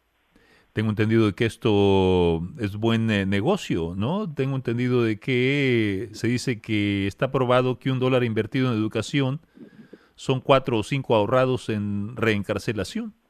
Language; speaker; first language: Spanish; native; Spanish